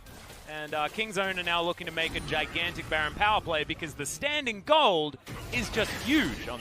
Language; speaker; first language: English; native; English